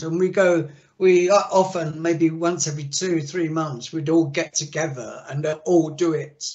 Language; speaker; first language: English; native; English